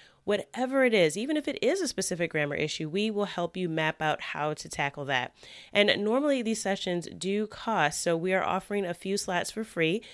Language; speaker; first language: English; native; English